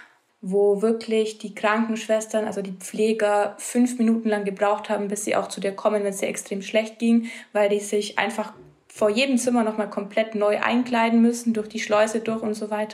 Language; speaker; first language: German; native; German